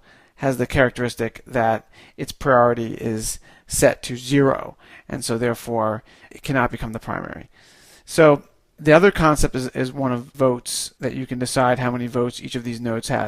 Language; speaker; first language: English; native; English